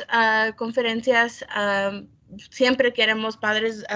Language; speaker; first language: Spanish; early bilingual, heritage; Spanish